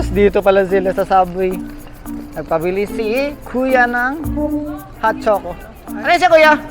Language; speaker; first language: Filipino; native; Filipino